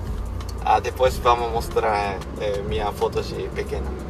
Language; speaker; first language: Portuguese; non-native, learner; Japanese